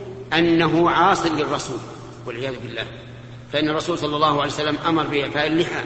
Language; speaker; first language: Arabic; native; Arabic